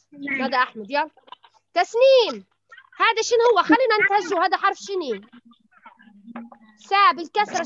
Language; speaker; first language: Arabic; native; Arabic